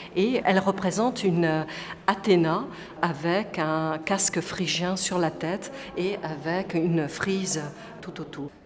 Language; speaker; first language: French; non-native, fluent; Italian